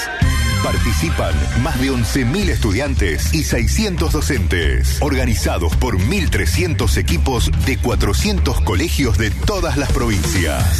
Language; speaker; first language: Spanish; native; Spanish